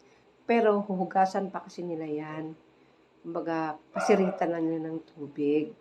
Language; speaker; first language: Filipino; native; Filipino